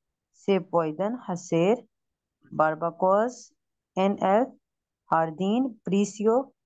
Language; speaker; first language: Spanish; non-native, learner; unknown